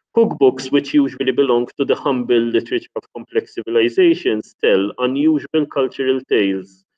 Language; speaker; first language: English; non-native, local second language; Maltese